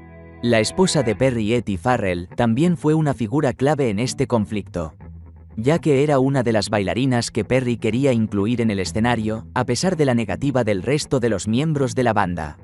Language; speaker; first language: Spanish; native; Spanish